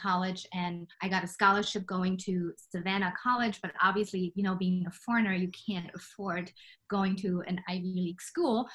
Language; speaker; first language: English; non-native, fluent; German